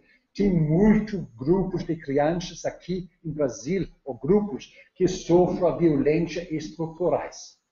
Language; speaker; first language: Portuguese; non-native, learner; Danish